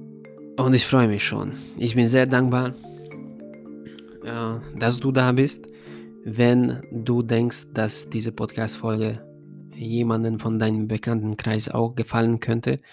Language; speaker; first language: German; non-native, fluent; Hungarian